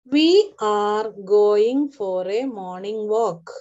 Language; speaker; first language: English; non-native, local second language; Malayalam